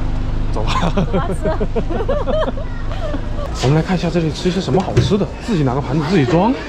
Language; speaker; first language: Chinese; native; Chinese